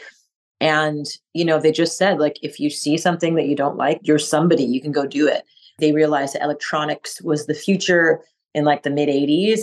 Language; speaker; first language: English; non-native, fluent; French